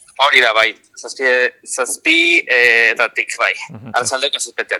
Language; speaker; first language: Basque; non-native, local second language; Spanish